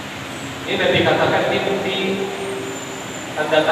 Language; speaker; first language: Indonesian; native; Indonesian